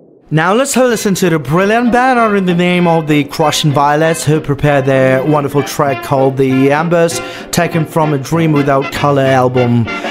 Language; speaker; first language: English; non-native, fluent; Ukrainian